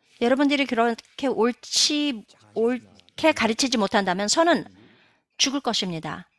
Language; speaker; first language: Korean; native; Korean